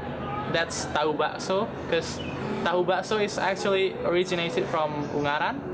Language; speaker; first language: English; non-native, learner; Indonesian